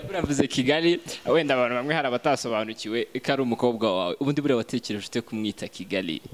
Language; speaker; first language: Kinyarwanda; native; Kinyarwanda